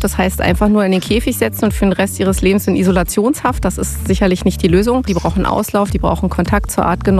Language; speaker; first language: German; native; German